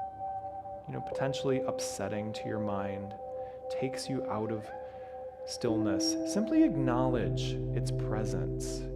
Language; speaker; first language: English; native; English